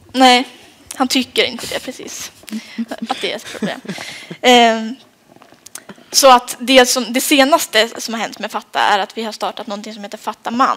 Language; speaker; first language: Swedish; native; Swedish